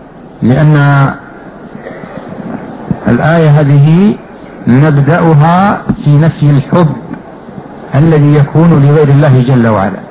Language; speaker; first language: Arabic; native; Arabic